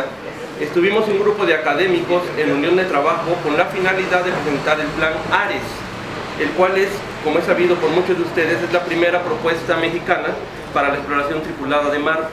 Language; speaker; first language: Spanish; native; Spanish